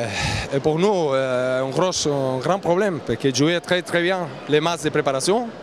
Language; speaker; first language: French; non-native, learner; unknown